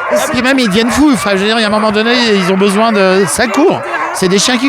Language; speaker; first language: French; native; French